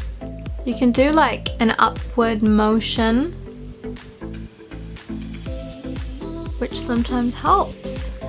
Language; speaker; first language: English; early bilingual, other home language; Sinhala